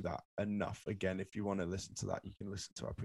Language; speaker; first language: English; native; English